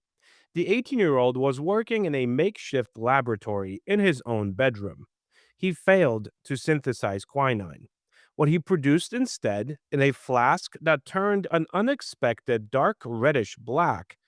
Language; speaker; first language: English; native; English